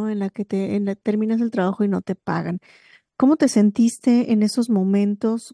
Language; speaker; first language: Spanish; native; Spanish